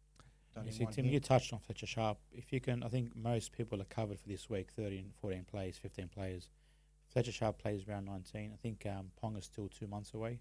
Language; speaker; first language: English; native; English